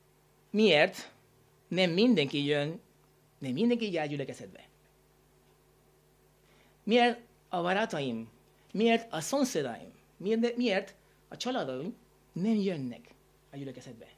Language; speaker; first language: Hungarian; non-native, learner; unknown